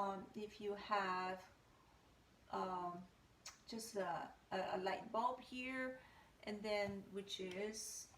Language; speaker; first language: English; non-native, fluent; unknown